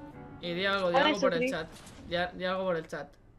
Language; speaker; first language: Spanish; native; Spanish